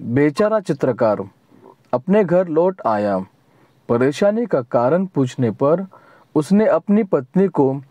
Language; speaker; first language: Hindi; non-native, local second language; Marathi